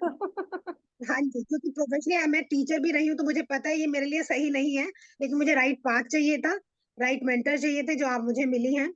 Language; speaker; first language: Hindi; native; Hindi